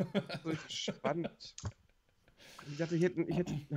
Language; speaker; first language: German; native; German